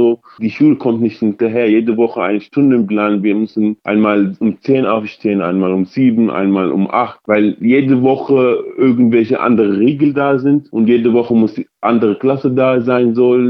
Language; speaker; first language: German; early bilingual, other home language; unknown